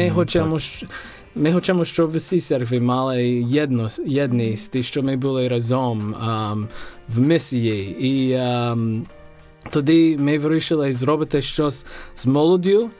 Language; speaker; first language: Ukrainian; non-native, learner; English